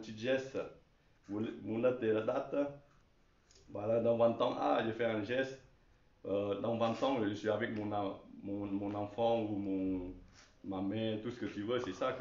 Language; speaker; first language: French; non-native, learner; Chinese